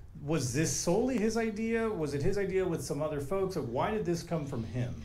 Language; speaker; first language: English; native; English